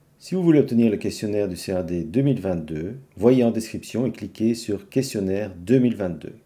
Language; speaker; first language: French; native; French